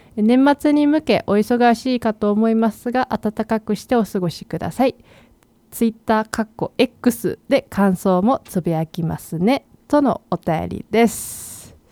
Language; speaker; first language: Japanese; native; Japanese